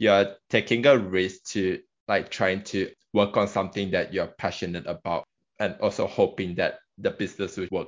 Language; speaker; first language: English; non-native, local second language; Chinese